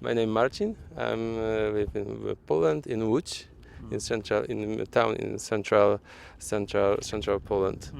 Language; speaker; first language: English; non-native, learner; Polish